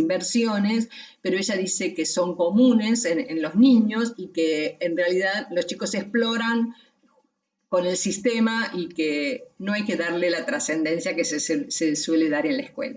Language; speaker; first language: Spanish; native; Spanish